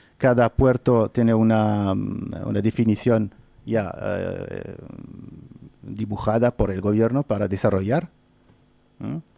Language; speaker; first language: Spanish; non-native, fluent; Arabic